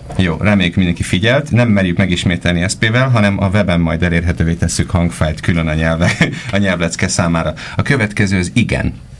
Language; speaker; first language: Hungarian; native; Hungarian